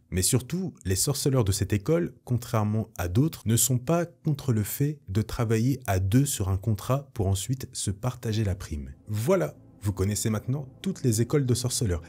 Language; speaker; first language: French; native; French